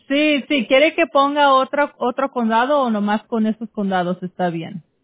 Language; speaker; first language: Spanish; early bilingual, heritage; Spanish